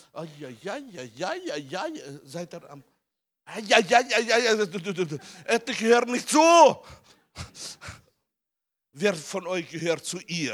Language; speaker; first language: German; non-native, fluent; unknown